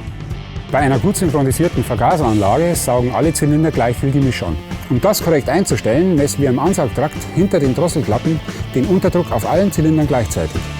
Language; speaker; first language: German; native; German